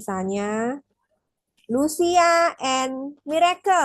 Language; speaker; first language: English; non-native, fluent; Indonesian